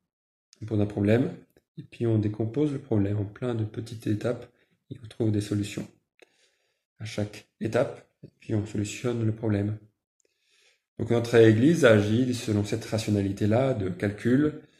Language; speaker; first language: French; native; French